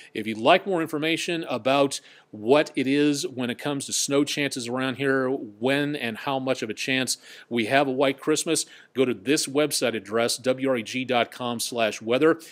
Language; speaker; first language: English; native; English